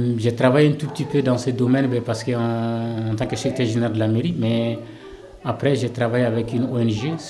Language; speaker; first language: French; non-native, local second language; Bambara